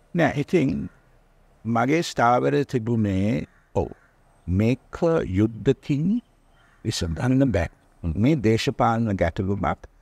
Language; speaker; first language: Sinhala; non-native, local second language; Tamil